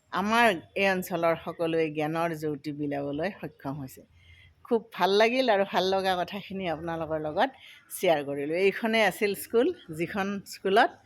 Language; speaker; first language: Assamese; native; Assamese